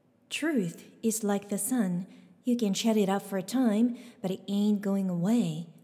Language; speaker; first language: English; non-native, fluent; Japanese